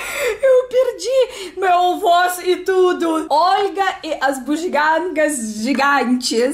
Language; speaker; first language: Portuguese; non-native, learner; Russian